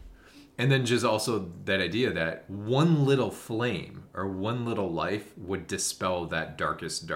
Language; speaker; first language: English; native; English